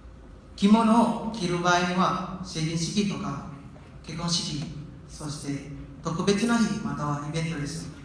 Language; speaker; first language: Japanese; non-native, learner; Indonesian